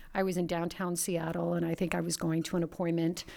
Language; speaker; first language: English; early bilingual, other home language; Italian